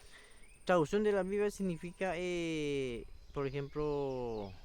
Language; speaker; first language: Spanish; non-native, local second language; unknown